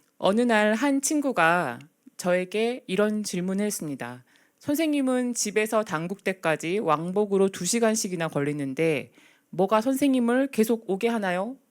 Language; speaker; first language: Korean; native; Korean